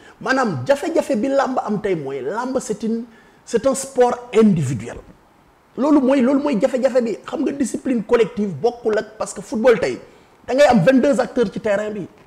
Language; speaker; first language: Wolof; native; Wolof